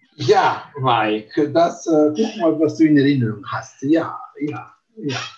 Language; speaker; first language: German; non-native, fluent; Italian